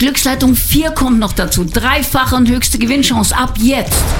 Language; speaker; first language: German; native; German